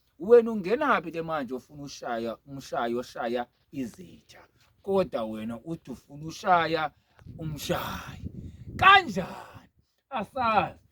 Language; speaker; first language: Zulu; non-native, local second language; Xhosa